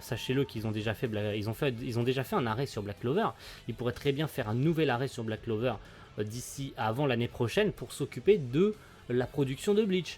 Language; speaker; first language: French; native; French